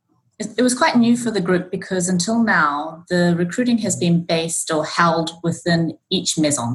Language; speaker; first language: English; native; English